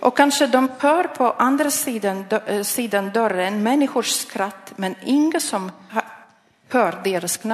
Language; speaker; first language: Swedish; non-native, learner; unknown